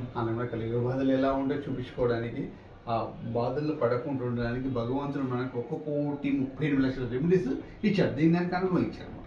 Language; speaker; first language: Telugu; non-native, local second language; Malayalam